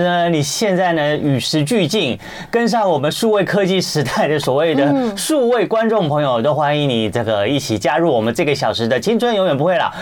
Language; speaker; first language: Chinese; native; Chinese